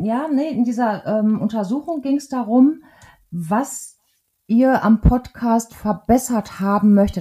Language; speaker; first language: German; native; German